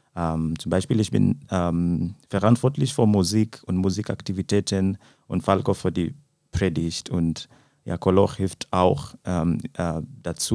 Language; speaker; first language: German; non-native, fluent; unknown